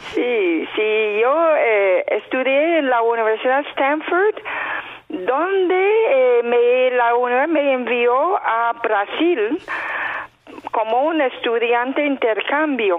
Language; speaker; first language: Spanish; non-native, fluent; Chinese